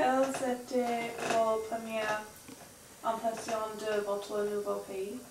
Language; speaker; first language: French; non-native, learner; English